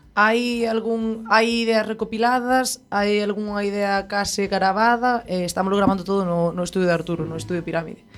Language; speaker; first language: Galician; non-native, local second language; Spanish